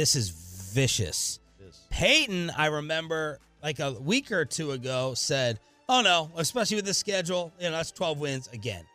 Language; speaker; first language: English; native; English